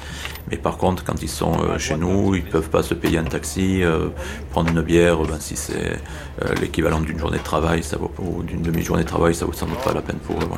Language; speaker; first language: French; native; French